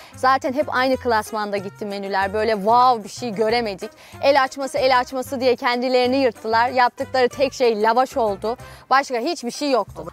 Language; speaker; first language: Turkish; native; Turkish